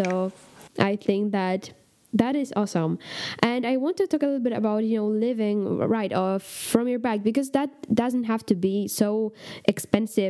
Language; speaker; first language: English; non-native, fluent; Polish